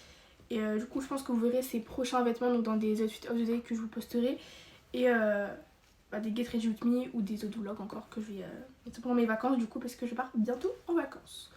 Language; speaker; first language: French; native; French